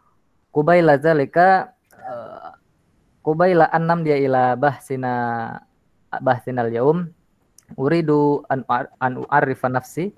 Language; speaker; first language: Arabic; non-native, learner; Indonesian